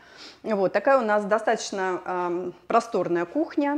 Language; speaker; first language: Russian; native; Russian